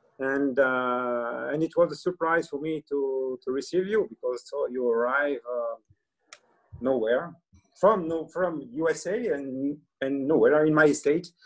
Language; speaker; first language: English; non-native, learner; French